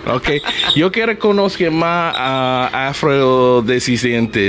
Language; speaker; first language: Spanish; non-native, learner; English